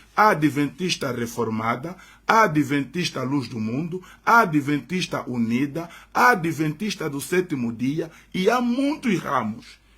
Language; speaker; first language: Portuguese; native; Portuguese